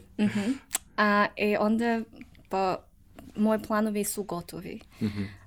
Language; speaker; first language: Serbian; non-native, learner; English